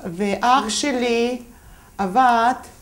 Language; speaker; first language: Hebrew; non-native, fluent; Russian